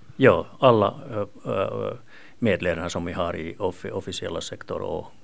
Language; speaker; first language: Swedish; non-native, local second language; Finnish